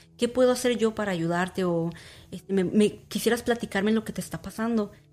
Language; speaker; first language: Spanish; early bilingual, heritage; Spanish